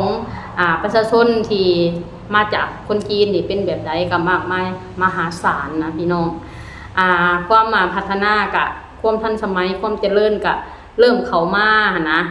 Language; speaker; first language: Thai; non-native, local second language; Lao